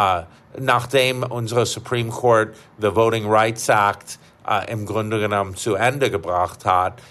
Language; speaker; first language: German; non-native, fluent; English